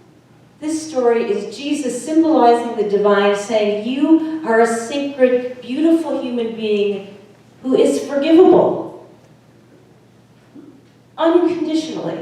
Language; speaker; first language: English; native; English